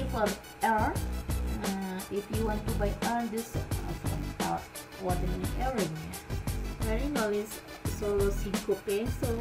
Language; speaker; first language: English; non-native, learner; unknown